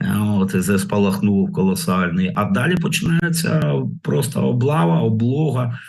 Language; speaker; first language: Ukrainian; native; Ukrainian